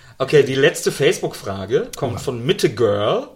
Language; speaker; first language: German; native; German